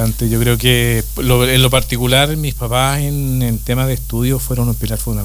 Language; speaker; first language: Spanish; native; Spanish